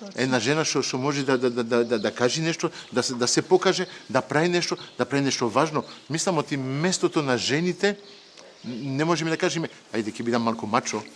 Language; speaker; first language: Macedonian; non-native, fluent; French